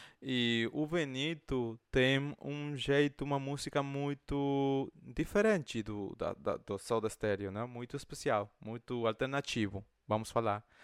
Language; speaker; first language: Portuguese; non-native, fluent; Spanish